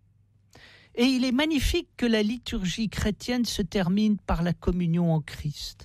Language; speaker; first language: French; native; French